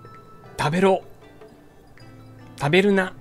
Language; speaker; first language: Japanese; non-native, fluent; Portuguese